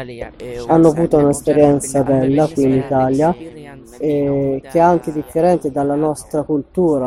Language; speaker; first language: Italian; non-native, fluent; Arabic